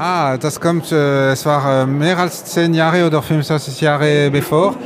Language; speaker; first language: German; non-native, learner; French